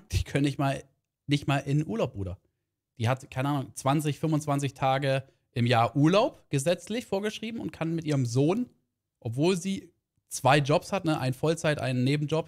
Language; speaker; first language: German; native; German